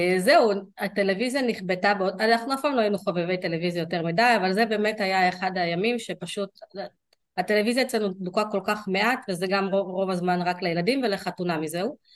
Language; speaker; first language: Hebrew; early bilingual, other home language; Russian